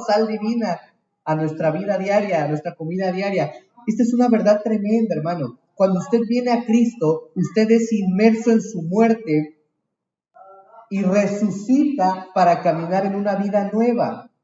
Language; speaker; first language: Spanish; native; Spanish